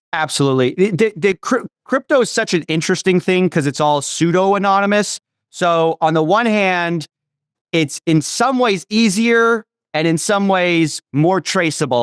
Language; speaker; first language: English; native; English